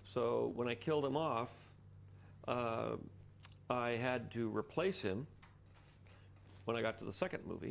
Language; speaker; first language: English; native; English